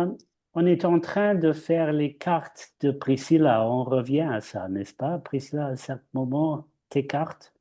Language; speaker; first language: French; non-native, fluent; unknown